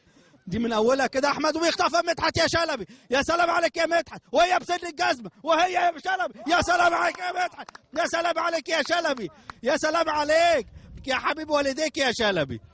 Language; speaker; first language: Arabic; native; Arabic